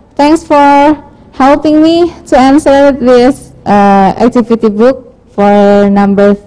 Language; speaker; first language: English; non-native, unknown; Indonesian